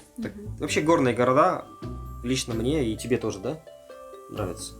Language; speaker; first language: Russian; native; Russian